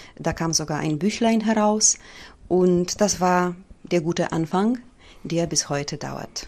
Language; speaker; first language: German; non-native, fluent; Polish